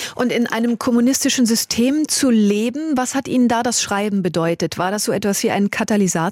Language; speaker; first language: German; native; German